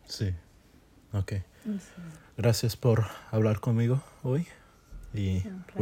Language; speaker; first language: Spanish; early bilingual, heritage; Spanish